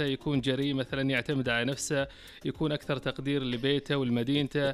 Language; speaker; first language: Arabic; native; Arabic